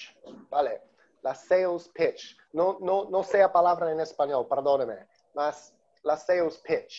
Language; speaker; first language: Spanish; non-native, learner; Portuguese